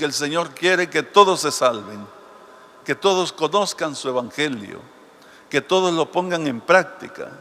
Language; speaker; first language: Spanish; native; Spanish